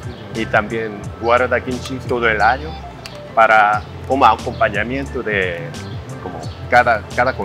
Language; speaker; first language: Spanish; non-native, fluent; Korean